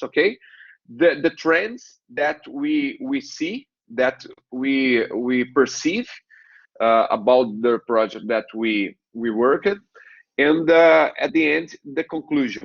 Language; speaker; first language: English; non-native, learner; Portuguese